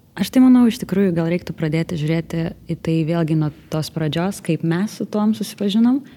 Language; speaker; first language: Lithuanian; native; Lithuanian